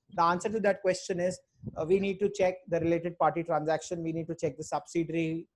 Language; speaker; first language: English; non-native, local second language; Hindi